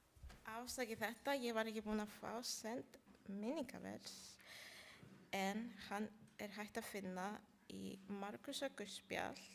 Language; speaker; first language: Icelandic; non-native, learner; Spanish